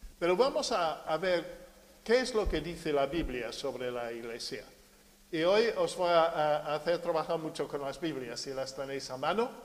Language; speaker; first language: Spanish; non-native, fluent; English